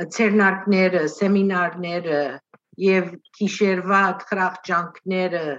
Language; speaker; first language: Armenian; early bilingual, heritage; Armenian